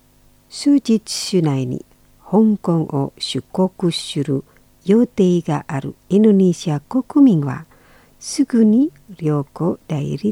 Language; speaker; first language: Japanese; non-native, fluent; Indonesian